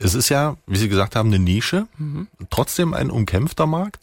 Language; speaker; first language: German; native; German